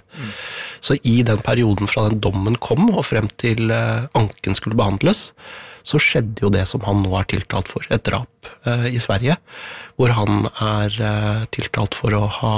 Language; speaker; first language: Norwegian; native; Norwegian